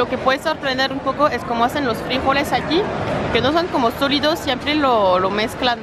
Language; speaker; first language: Spanish; non-native, fluent; French